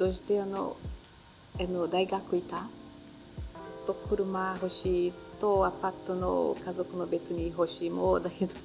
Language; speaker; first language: Japanese; non-native, learner; Portuguese